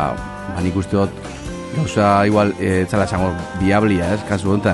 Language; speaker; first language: Basque; native; Basque